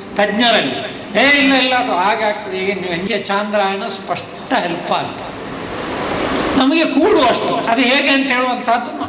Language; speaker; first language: Kannada; non-native, local second language; Tulu